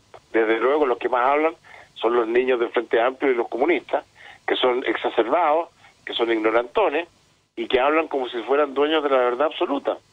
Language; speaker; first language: Spanish; native; Spanish